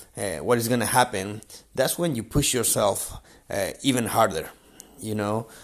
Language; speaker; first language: English; non-native, fluent; Spanish